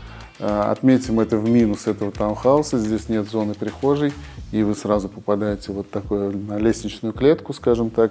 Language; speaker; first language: Russian; native; Russian